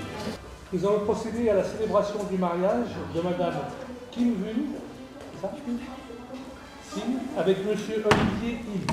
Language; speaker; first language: French; native; French